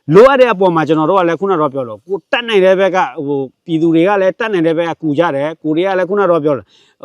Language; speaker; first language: Burmese; non-native, local second language; S'gaw Karen